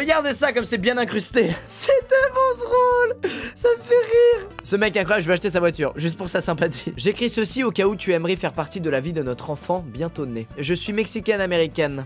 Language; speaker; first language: French; native; French